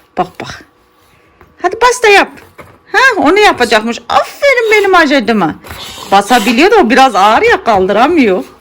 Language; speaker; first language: Turkish; early bilingual, heritage; Turkish